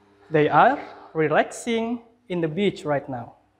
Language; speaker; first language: English; non-native, fluent; Indonesian